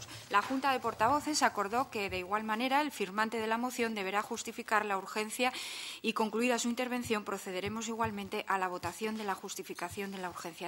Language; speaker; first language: Spanish; native; Spanish